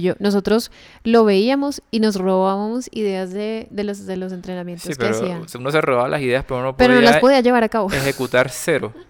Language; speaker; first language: Spanish; native; Spanish